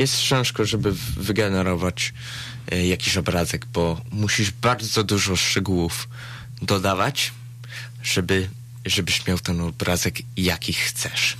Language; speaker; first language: Polish; early bilingual, heritage; Polish